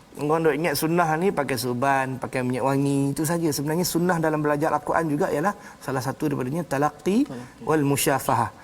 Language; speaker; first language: Malay; native; Malay